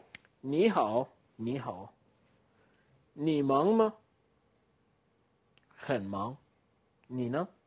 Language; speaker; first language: Chinese; non-native, fluent; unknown